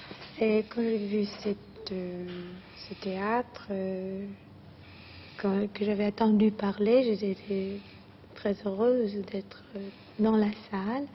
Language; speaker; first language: French; non-native, fluent; Greek